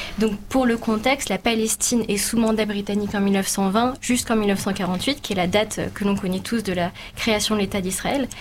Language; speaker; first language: French; native; French